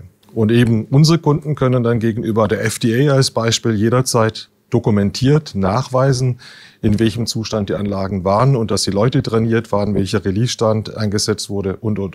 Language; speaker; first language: German; native; German